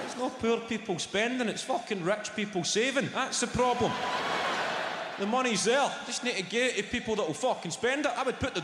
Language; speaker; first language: English; native; English